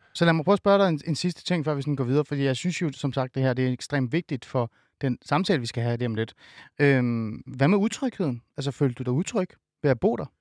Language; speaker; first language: Danish; early bilingual, other home language; Persian